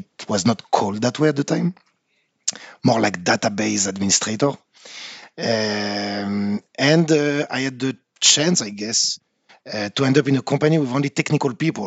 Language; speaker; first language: English; non-native, fluent; French